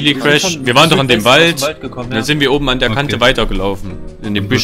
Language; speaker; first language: German; native; German